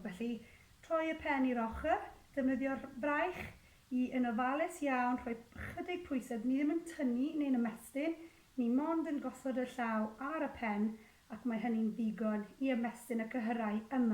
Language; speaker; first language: Welsh; native; Welsh